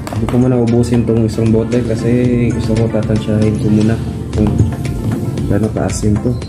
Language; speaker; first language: Filipino; non-native, local second language; Hiligaynon